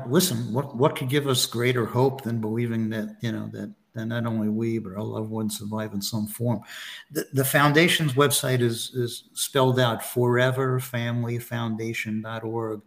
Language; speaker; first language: English; native; English